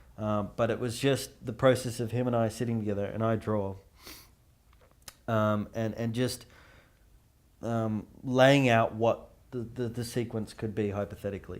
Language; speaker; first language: English; native; English